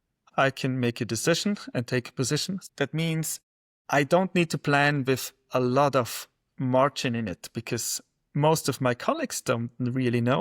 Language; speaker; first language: English; non-native, fluent; German